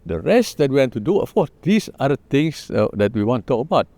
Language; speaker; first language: English; non-native, local second language; Malay